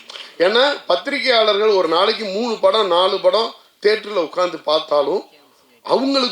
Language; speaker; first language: Tamil; native; Tamil